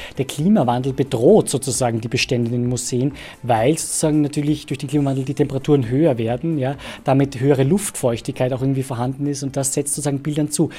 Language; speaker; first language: German; native; German